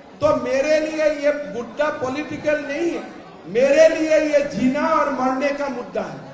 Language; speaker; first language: Hindi; non-native, local second language; Assamese